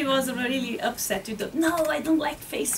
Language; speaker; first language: English; non-native, learner; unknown